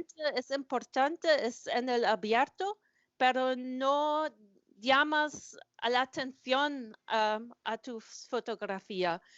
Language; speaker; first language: Spanish; non-native, learner; German